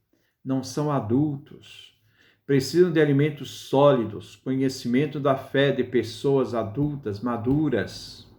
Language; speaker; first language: Portuguese; native; Portuguese